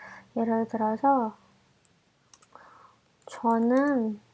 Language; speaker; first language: Korean; non-native, fluent; Indonesian